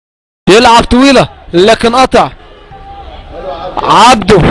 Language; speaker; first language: Arabic; native; Arabic